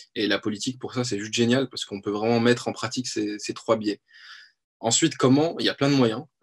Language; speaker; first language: French; native; French